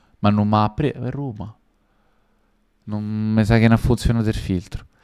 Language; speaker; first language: Italian; native; Italian